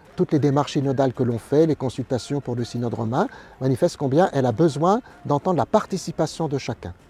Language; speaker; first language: French; native; French